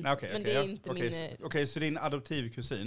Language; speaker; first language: Swedish; early bilingual, other home language; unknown